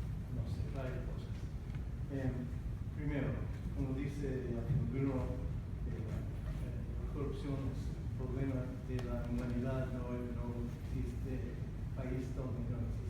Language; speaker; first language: Spanish; non-native, fluent; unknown